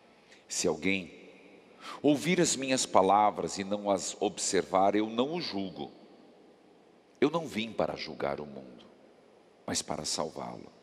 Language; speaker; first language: Portuguese; native; Portuguese